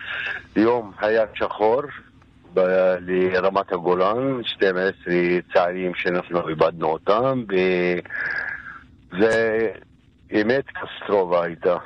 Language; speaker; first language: Hebrew; non-native, local second language; Arabic